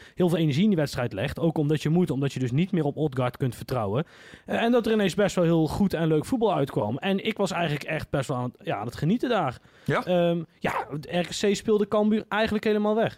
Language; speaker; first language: Dutch; native; Dutch